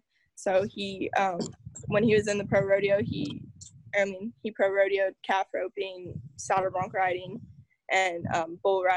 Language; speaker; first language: English; native; English